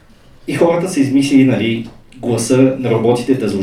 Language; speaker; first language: Bulgarian; native; Bulgarian